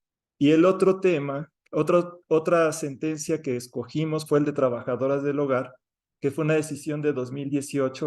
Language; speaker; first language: Spanish; native; Spanish